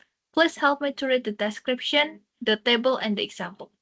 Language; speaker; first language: English; non-native, fluent; Indonesian